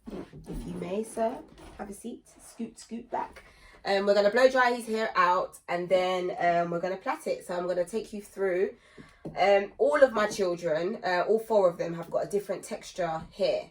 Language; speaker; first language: English; native; English